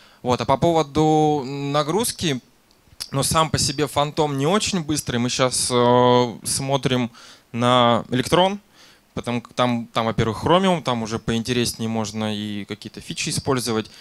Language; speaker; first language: Russian; native; Russian